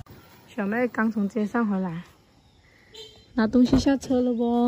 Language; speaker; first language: Chinese; native; Chinese